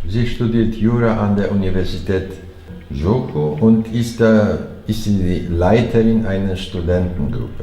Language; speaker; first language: German; non-native, learner; Chinese